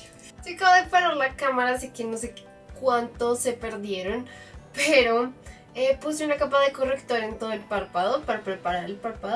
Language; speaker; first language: Spanish; native; Spanish